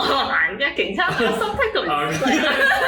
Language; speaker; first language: Korean; non-native, learner; Chinese